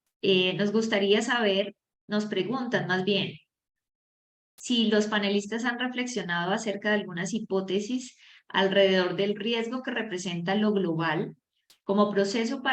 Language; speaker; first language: Spanish; native; Spanish